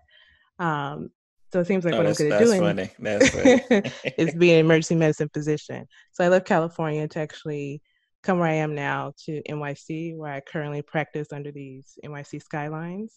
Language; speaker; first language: English; native; English